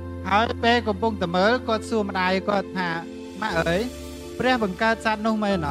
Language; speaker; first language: Khmer; native; Khmer